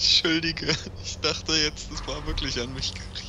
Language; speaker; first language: German; native; German